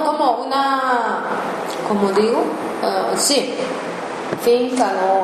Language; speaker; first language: Spanish; non-native, learner; Japanese